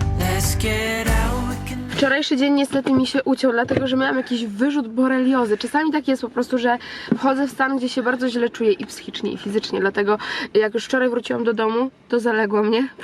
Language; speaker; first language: Polish; native; Polish